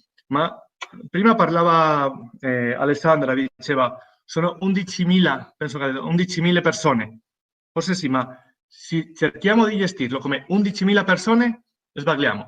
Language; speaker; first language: Italian; non-native, fluent; Spanish